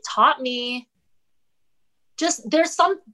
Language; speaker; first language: English; native; English